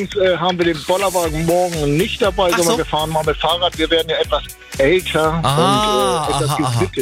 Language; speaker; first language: German; native; German